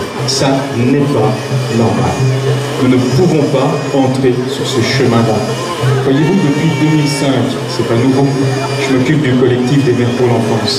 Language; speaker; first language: French; native; French